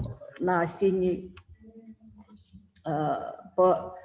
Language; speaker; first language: Russian; native; Russian